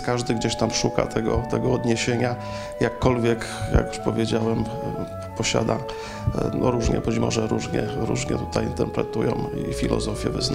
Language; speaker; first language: Polish; native; Polish